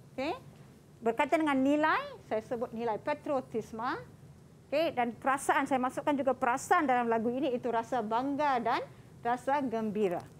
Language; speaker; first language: Malay; non-native, local second language; Tamil